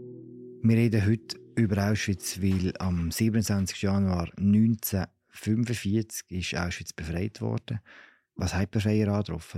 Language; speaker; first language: German; native; German